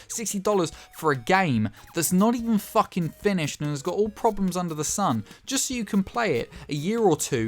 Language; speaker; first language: English; native; English